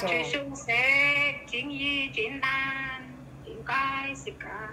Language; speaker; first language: Cantonese; non-native, learner; Indonesian